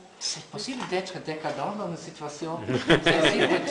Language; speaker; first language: French; non-native, learner; English